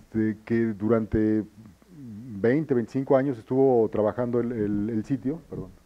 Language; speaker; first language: Spanish; native; Spanish